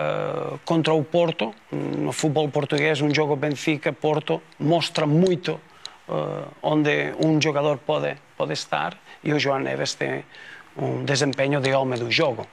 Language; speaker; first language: Portuguese; non-native, fluent; Spanish